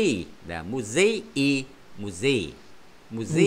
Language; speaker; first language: Russian; non-native, fluent; Vietnamese